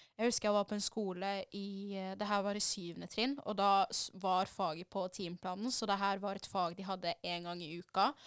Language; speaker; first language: Norwegian; early bilingual, other home language; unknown